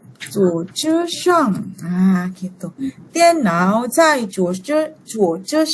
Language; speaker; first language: Chinese; non-native, fluent; Indonesian